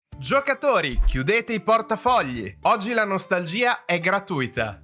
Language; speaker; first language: Italian; native; Italian